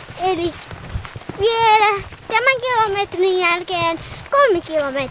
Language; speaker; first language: Finnish; early bilingual, heritage; Finnish